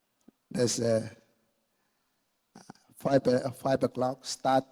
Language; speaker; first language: English; non-native, learner; Indonesian